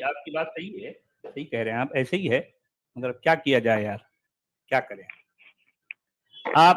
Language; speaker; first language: Urdu; native; Urdu